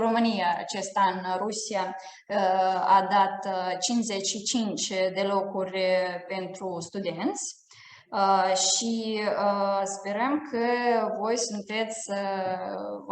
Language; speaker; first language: Romanian; non-native, fluent; Russian